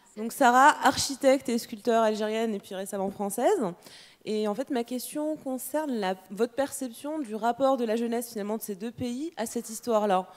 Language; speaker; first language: French; non-native, local second language; Arabic